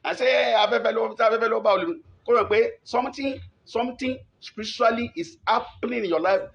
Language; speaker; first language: English; non-native, local second language; Yoruba